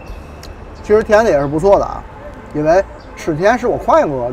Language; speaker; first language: Chinese; native; Chinese